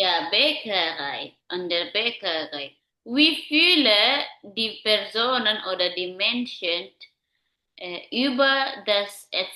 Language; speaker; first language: German; non-native, learner; Indonesian